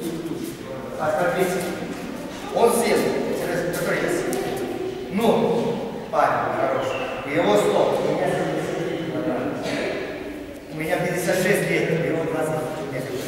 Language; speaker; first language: Russian; non-native, learner; Serbian